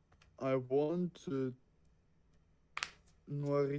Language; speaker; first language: English; non-native, learner; Russian